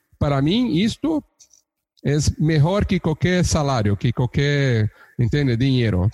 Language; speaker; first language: Portuguese; native; Portuguese